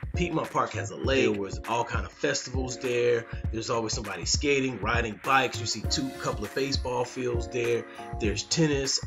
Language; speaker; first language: English; native; English